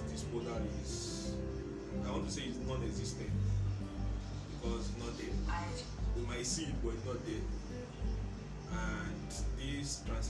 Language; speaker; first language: English; non-native, local second language; Yoruba